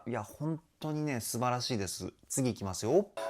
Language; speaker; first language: Japanese; native; Japanese